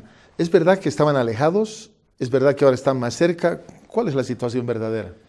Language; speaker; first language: Spanish; native; Spanish